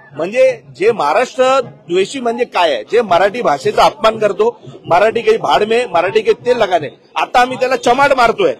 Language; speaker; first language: Marathi; non-native, local second language; Gujarati